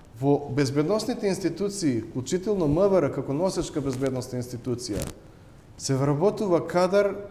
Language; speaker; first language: Macedonian; native; Macedonian